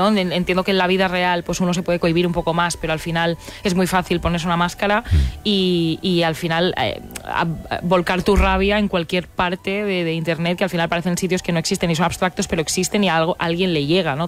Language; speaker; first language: Spanish; native; Spanish